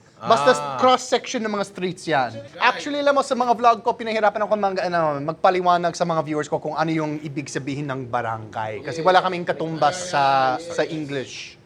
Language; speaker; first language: Filipino; non-native, fluent; English